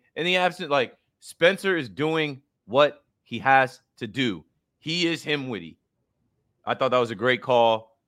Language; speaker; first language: English; native; English